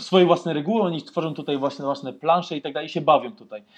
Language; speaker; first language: Polish; early bilingual, heritage; Polish